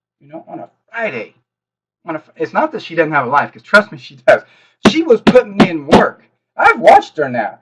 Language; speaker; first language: English; native; English